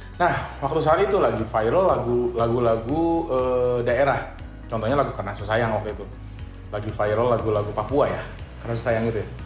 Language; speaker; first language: Indonesian; non-native, local second language; Banjar